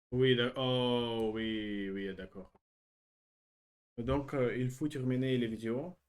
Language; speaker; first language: French; non-native, learner; Russian